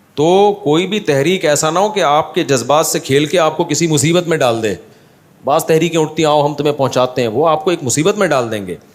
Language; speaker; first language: Urdu; native; Urdu